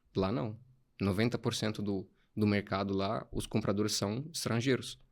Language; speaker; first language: Portuguese; non-native, fluent; Arabic